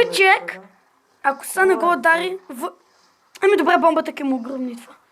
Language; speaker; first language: Bulgarian; native; Bulgarian